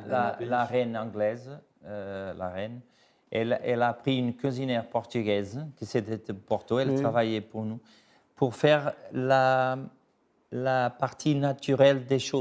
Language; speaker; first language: French; non-native, fluent; Portuguese